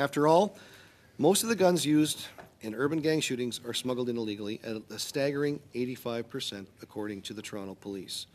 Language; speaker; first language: English; native; English